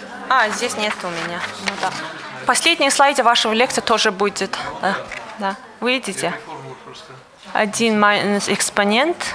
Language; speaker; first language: Russian; non-native, fluent; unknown